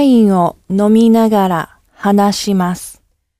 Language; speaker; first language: Japanese; non-native, learner; English